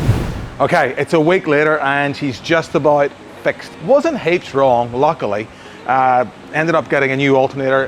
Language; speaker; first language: English; native; English